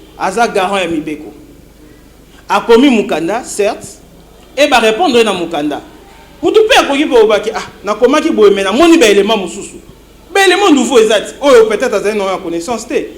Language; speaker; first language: Lingala; non-native, local second language; Kongo